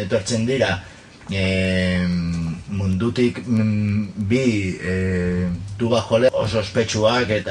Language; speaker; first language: Basque; non-native, local second language; Spanish